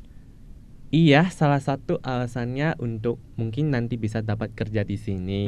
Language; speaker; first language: Indonesian; non-native, fluent; Chinese